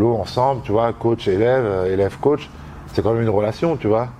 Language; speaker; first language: French; native; French